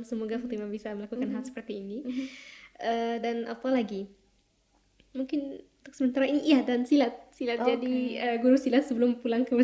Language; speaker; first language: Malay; non-native, fluent; Arabic